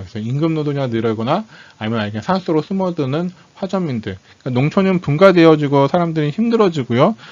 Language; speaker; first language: Korean; native; Korean